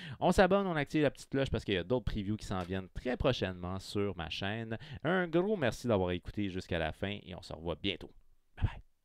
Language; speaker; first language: French; native; French